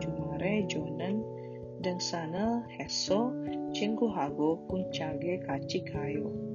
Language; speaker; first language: Korean; non-native, learner; Indonesian